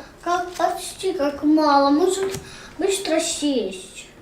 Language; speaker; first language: Russian; early bilingual, heritage; Russian